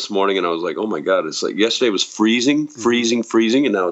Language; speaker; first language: English; native; English